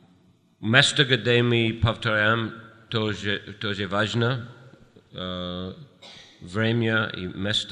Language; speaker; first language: Russian; non-native, fluent; English